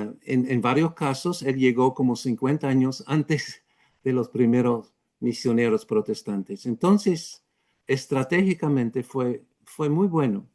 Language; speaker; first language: Spanish; non-native, fluent; English